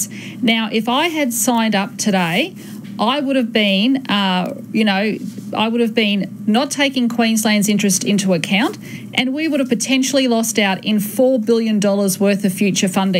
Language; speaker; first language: English; native; English